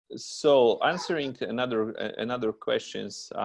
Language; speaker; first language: English; non-native, fluent; Polish